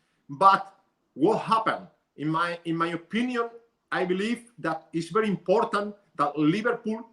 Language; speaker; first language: English; non-native, learner; Spanish